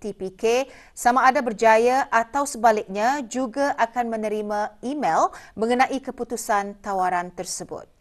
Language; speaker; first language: Malay; native; Malay